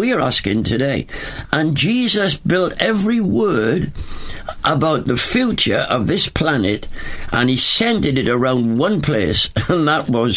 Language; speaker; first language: English; native; English